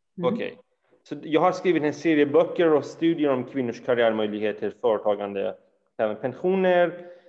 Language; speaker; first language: Swedish; early bilingual, other home language; Persian